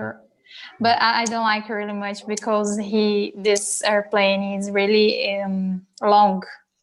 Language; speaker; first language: English; non-native, learner; Portuguese